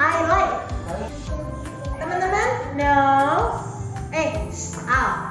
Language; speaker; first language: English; non-native, fluent; Indonesian